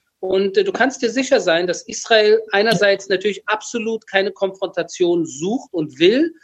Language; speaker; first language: German; early bilingual, other home language; Persian